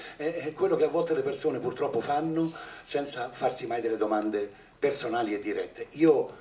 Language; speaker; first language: Italian; native; Italian